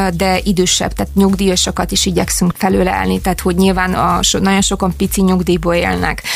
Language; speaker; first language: Hungarian; non-native, fluent; Ukrainian